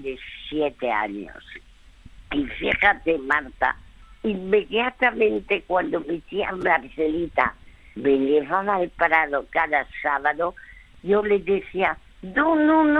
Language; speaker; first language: Spanish; early bilingual, other home language; French